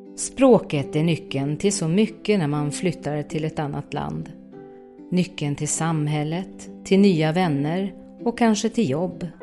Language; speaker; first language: Swedish; native; Swedish